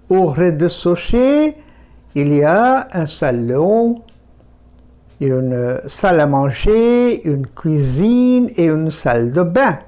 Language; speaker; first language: French; non-native, fluent; Bangla